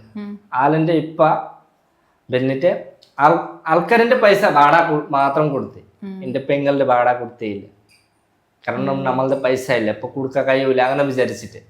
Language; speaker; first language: Malayalam; non-native, learner; Bangla